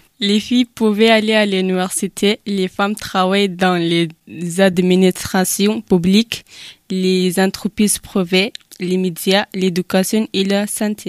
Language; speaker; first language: French; non-native, learner; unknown